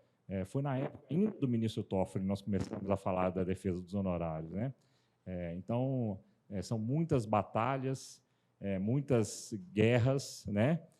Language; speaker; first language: Portuguese; native; Portuguese